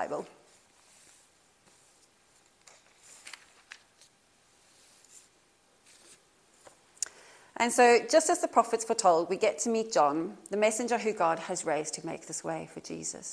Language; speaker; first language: English; native; English